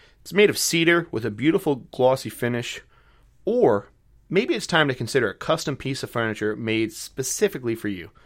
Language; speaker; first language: English; native; English